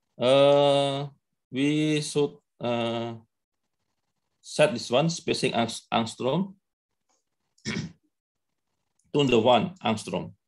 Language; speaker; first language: English; non-native, learner; Indonesian